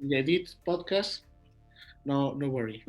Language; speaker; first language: English; non-native, learner; Spanish